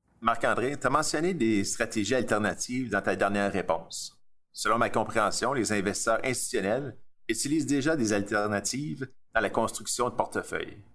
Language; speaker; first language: French; native; French